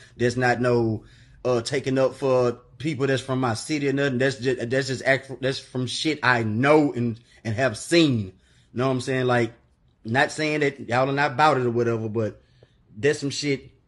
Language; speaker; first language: English; native; English